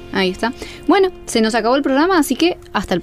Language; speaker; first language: Spanish; native; Spanish